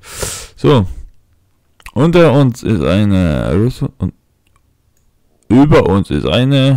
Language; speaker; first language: German; non-native, fluent; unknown